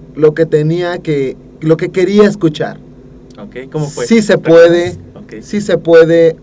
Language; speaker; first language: Spanish; native; Spanish